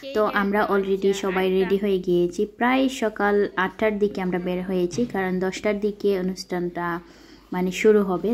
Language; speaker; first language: Bangla; non-native, local second language; Sylheti